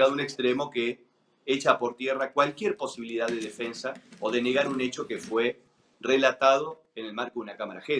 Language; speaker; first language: Spanish; native; Spanish